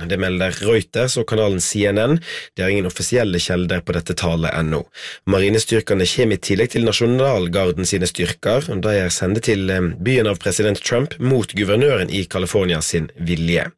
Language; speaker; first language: Norwegian; native; Norwegian